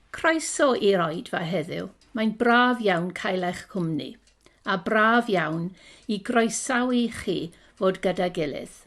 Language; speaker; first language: Welsh; non-native, local second language; English